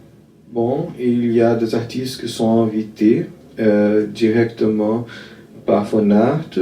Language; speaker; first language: French; non-native, fluent; Portuguese